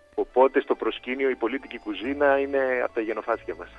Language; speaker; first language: Greek; native; Greek